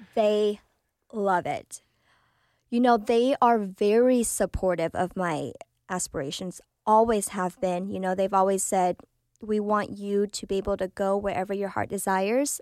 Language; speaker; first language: English; early bilingual, other home language; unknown